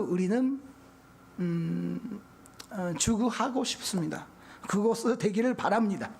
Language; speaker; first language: Korean; non-native, fluent; Japanese